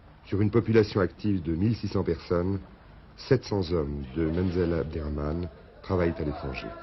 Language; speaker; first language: French; native; French